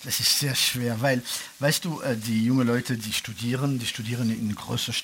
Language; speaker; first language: German; non-native, fluent; French